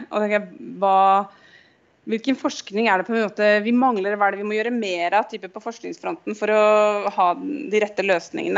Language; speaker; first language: Norwegian; native; Norwegian